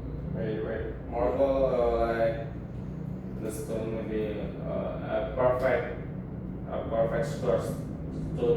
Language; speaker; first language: English; non-native, learner; Indonesian